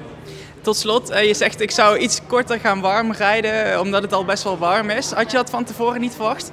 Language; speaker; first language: Dutch; native; Dutch